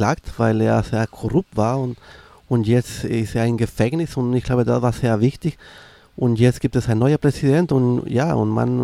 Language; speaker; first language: German; non-native, fluent; Spanish